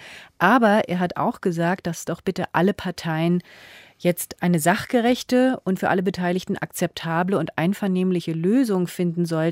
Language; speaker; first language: German; native; German